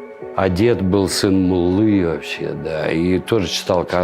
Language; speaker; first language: Russian; native; Russian